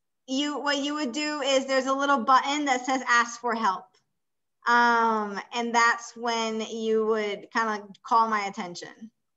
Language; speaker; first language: English; non-native, fluent; Spanish